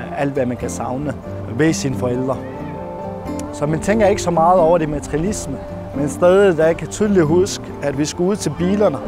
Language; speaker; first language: Danish; non-native, fluent; Persian